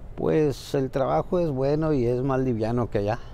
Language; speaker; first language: Spanish; native; Spanish